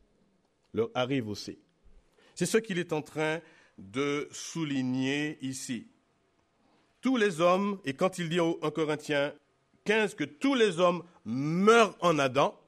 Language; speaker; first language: French; native; French